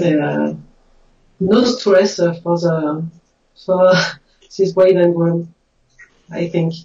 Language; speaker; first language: English; non-native, learner; French